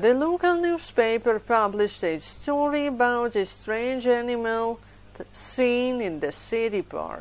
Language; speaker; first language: English; non-native, fluent; Ukrainian